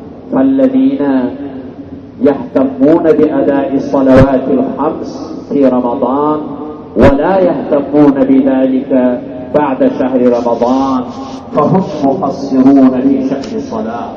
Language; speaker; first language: Arabic; non-native, fluent; Pashto